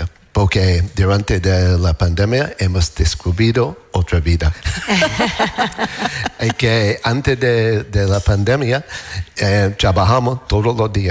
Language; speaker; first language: Spanish; non-native, learner; English